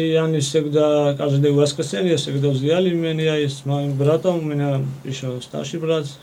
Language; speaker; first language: Russian; non-native, fluent; Georgian